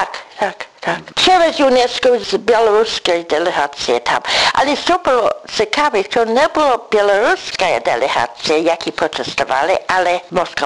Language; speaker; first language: Ukrainian; early bilingual, heritage; English